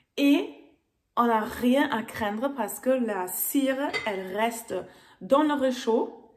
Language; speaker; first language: French; non-native, fluent; German